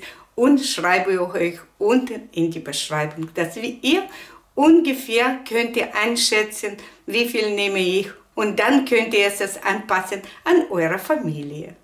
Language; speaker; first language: German; non-native, fluent; Russian